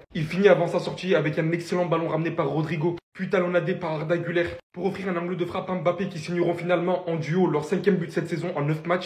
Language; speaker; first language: French; native; French